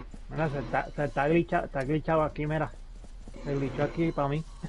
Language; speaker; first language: Spanish; native; Spanish